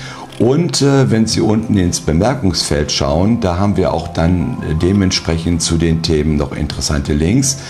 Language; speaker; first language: German; native; German